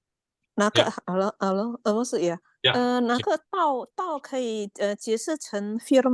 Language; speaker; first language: Chinese; non-native, learner; Indonesian